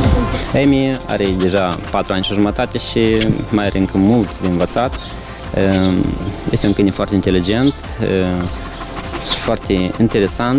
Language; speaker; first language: Romanian; non-native, local second language; Russian